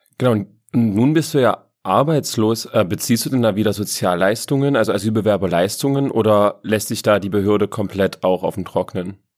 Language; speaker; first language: German; native; German